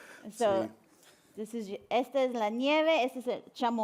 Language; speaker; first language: Spanish; early bilingual, heritage; Spanish